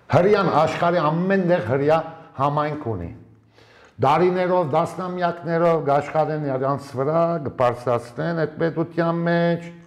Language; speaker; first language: Armenian; early bilingual, heritage; Armenian